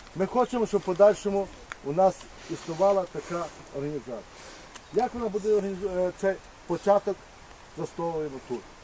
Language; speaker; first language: Ukrainian; native; Ukrainian